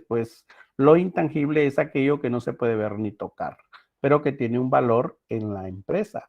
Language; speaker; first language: Spanish; native; Spanish